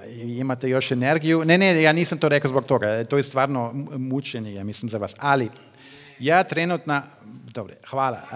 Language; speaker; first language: Bosnian; non-native, learner; German